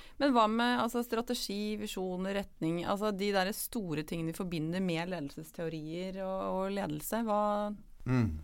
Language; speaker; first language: Norwegian; native; Norwegian